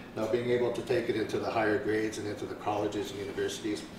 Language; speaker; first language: English; early bilingual, other home language; Ukrainian